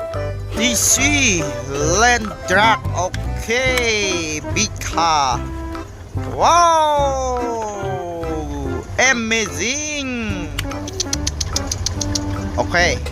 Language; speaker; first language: English; non-native, learner; Khmer